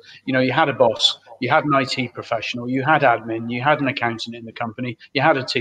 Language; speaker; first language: English; native; English